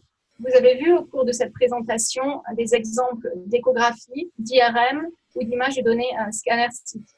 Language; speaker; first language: French; native; French